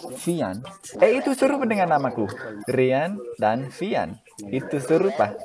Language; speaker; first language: Indonesian; non-native, fluent; English